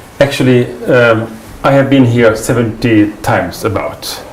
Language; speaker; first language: English; non-native, fluent; Swedish